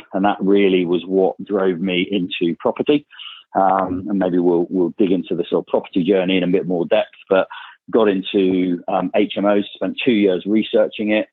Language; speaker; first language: English; native; English